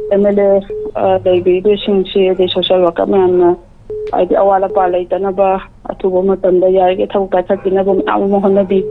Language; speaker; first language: Manipuri; native; Manipuri